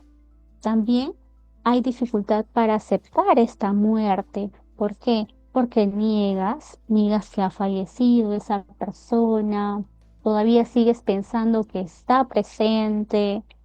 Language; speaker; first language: Spanish; native; Spanish